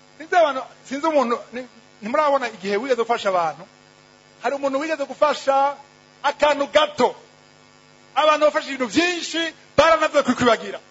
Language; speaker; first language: Rundi; native; Rundi